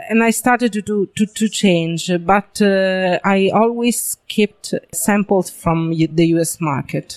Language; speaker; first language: English; non-native, learner; Italian